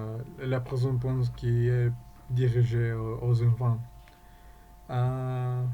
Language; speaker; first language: French; non-native, learner; Spanish